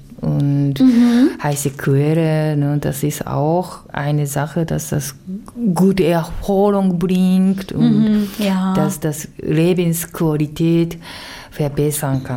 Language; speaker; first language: German; non-native, fluent; Japanese